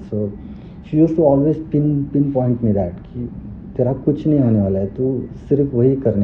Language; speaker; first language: English; non-native, local second language; Marathi